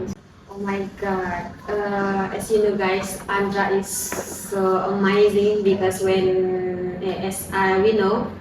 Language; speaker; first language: English; non-native, learner; Indonesian